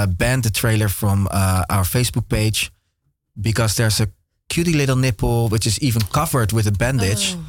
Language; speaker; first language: English; non-native, fluent; Dutch